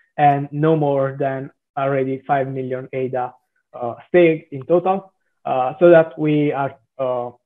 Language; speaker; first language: English; non-native, fluent; Italian